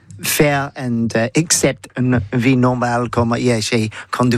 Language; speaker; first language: French; non-native, learner; English